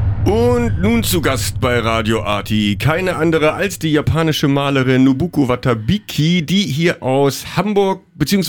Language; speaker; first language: German; native; German